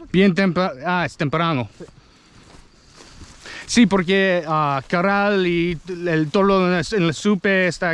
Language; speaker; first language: Spanish; non-native, learner; English